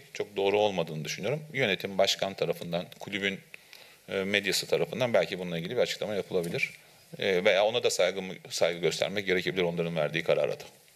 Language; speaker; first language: Turkish; native; Turkish